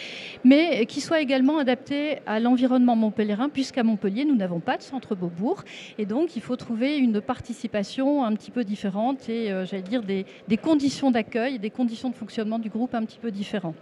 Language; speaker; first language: French; native; French